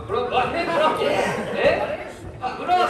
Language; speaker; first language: Japanese; native; Japanese